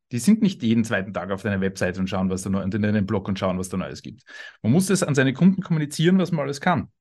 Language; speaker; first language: German; native; German